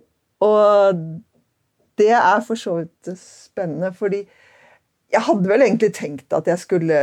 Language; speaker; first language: Norwegian; native; Norwegian